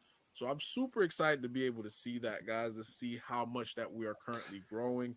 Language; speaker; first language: English; native; English